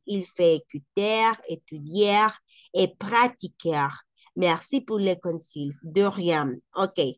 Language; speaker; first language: French; non-native, fluent; Spanish